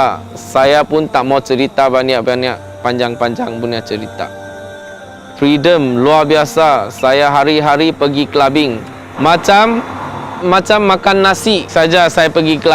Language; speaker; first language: Indonesian; non-native, local second language; Chinese